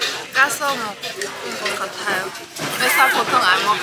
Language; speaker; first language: Korean; non-native, learner; Thai